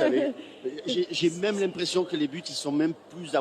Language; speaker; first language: French; native; French